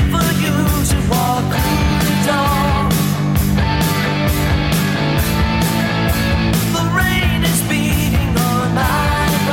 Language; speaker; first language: English; native; English